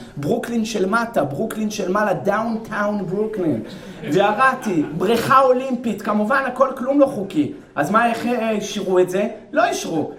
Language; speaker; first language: Hebrew; native; Hebrew